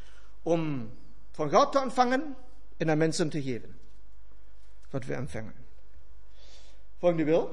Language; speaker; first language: German; non-native, learner; Dutch